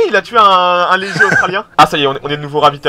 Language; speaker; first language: French; native; French